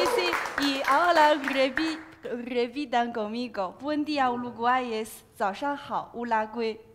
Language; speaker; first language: Spanish; non-native, learner; Chinese